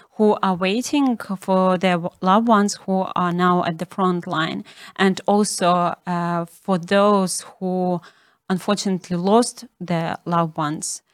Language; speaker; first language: English; non-native, fluent; Ukrainian